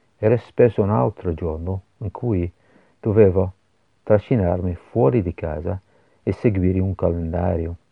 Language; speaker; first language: Italian; non-native, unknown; English